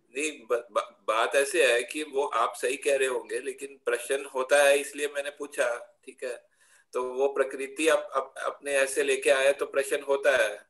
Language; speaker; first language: Hindi; non-native, local second language; Gujarati